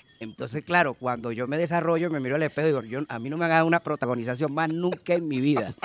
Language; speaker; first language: Spanish; native; Spanish